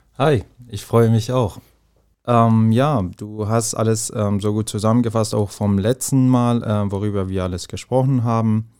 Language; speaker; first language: German; non-native, fluent; Persian